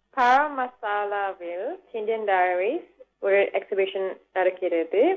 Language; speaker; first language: Tamil; non-native, local second language; English